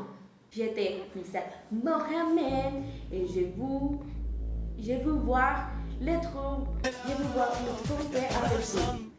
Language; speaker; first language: French; non-native, learner; Spanish